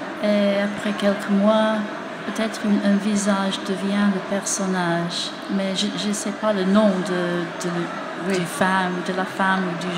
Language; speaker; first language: French; non-native, fluent; English